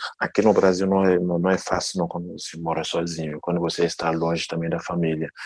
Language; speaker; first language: Portuguese; non-native, fluent; Dyula